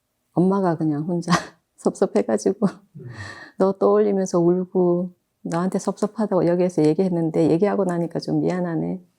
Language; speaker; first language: Korean; native; Korean